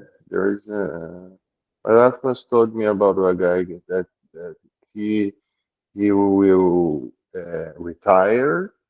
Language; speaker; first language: English; non-native, learner; Portuguese